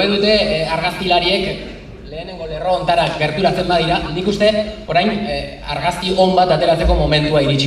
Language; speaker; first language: Basque; native; Basque